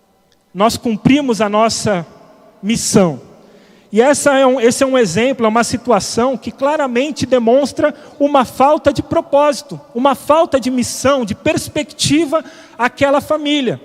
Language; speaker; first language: Portuguese; native; Portuguese